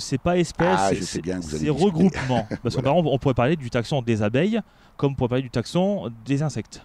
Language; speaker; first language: French; native; French